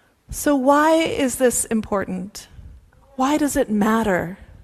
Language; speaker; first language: English; native; English